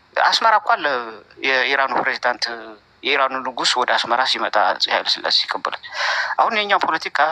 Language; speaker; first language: Amharic; non-native, local second language; Tigrinya